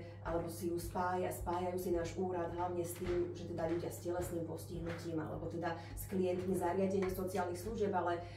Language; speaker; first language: Slovak; native; Slovak